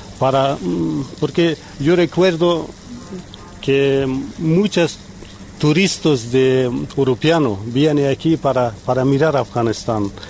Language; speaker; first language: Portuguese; non-native, learner; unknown